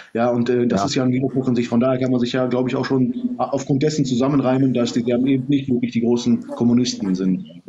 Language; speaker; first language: German; early bilingual, other home language; Serbian